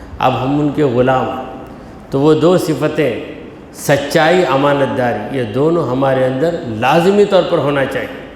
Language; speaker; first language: Urdu; native; Urdu